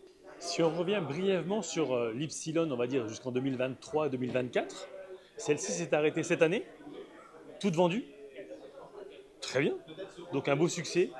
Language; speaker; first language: French; native; French